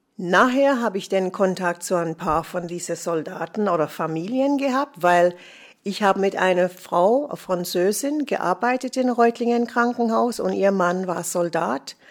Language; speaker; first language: German; non-native, fluent; English